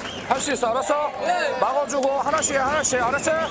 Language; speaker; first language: Korean; native; Korean